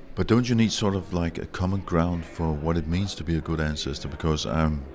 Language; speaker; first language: English; non-native, fluent; Danish